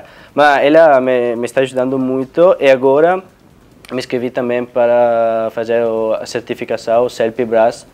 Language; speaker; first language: Portuguese; non-native, fluent; Italian